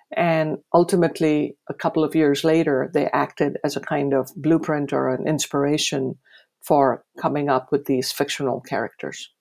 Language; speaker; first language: English; non-native, local second language; Gujarati